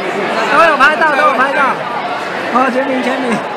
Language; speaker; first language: Chinese; native; Chinese